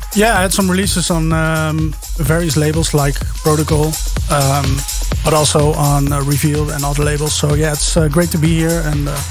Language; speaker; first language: English; non-native, fluent; Dutch